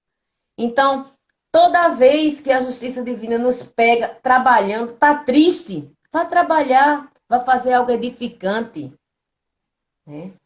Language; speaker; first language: Portuguese; native; Portuguese